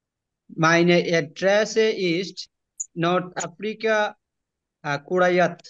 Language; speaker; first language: German; non-native, learner; Bangla